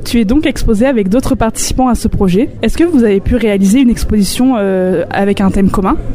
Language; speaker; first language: French; native; French